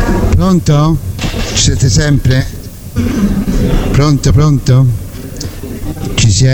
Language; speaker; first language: Italian; native; Italian